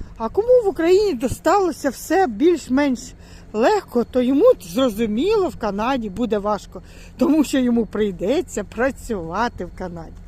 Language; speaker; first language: Ukrainian; native; Ukrainian